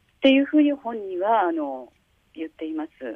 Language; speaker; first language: Japanese; native; Japanese